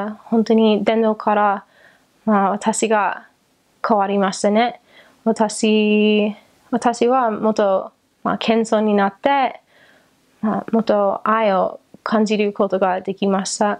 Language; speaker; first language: Japanese; non-native, learner; English